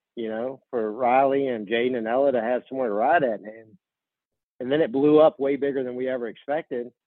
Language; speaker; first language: English; native; English